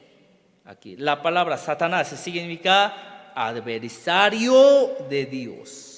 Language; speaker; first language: Spanish; non-native, learner; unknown